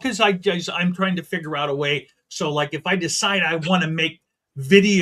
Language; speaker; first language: English; native; English